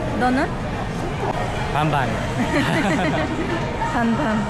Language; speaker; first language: Korean; non-native, fluent; Turkish